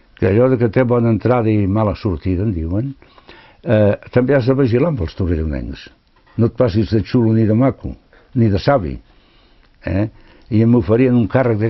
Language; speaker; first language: Catalan; non-native, local second language; Spanish